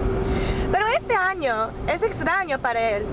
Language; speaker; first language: Spanish; non-native, learner; English